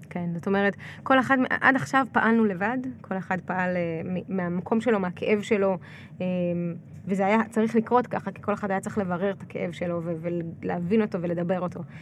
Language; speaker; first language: Hebrew; early bilingual, other home language; Russian